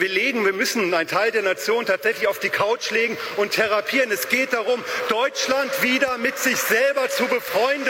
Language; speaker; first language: German; native; German